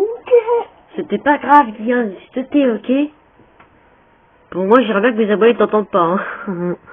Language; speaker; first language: French; native; French